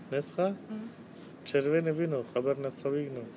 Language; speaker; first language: Czech; non-native, learner; Turkish